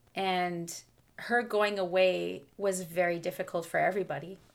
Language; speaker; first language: English; non-native, fluent; French